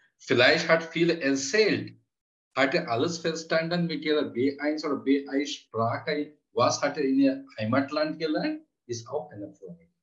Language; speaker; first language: German; non-native, learner; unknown